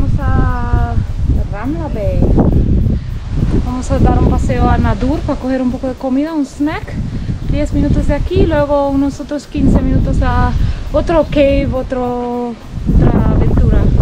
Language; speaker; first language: Spanish; non-native, fluent; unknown